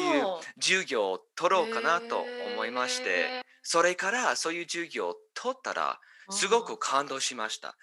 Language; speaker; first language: Japanese; non-native, learner; English